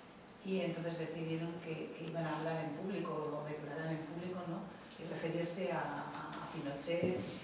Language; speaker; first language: Spanish; native; Spanish